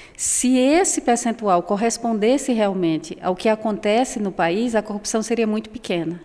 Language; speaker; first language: Portuguese; native; Portuguese